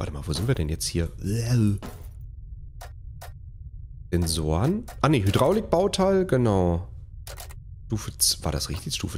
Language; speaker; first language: German; native; German